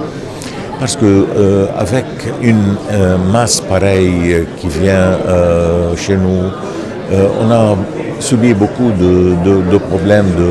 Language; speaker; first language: French; non-native, local second language; Arabic